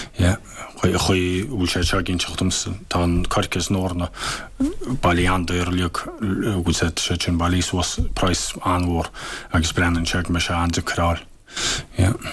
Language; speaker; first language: Irish; native; Irish